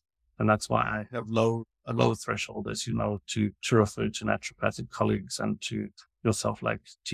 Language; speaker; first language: English; native; English